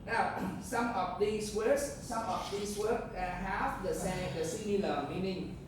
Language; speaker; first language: English; non-native, fluent; Vietnamese